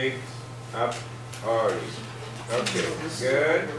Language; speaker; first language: English; non-native, fluent; Japanese